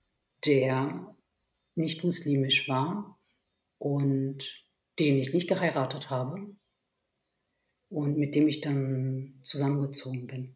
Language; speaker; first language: German; early bilingual, other home language; Turkish